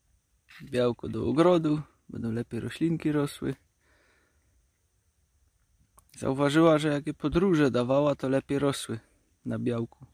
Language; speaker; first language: Polish; native; Polish